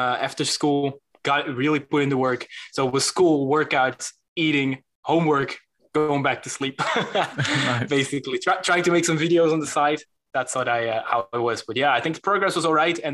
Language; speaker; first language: English; non-native, fluent; Dutch